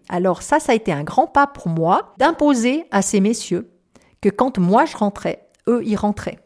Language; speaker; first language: French; native; French